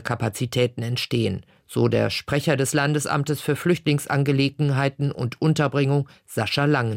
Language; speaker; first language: German; native; German